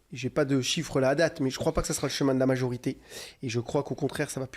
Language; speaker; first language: French; native; French